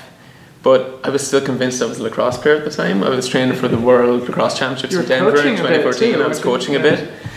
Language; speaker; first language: English; native; English